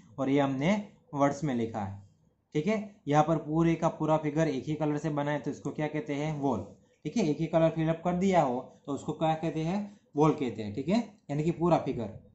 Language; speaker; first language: Hindi; non-native, local second language; Gujarati